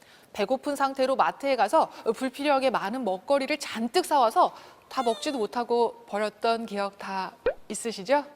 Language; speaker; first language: Korean; native; Korean